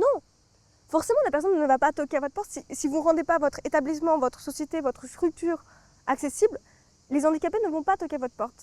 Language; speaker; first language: French; native; French